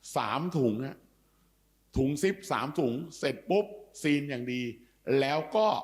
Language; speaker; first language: Thai; native; Thai